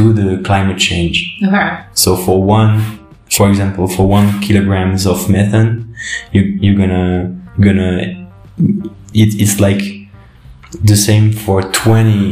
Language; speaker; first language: English; non-native, fluent; French